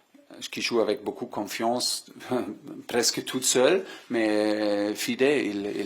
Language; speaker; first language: French; non-native, fluent; German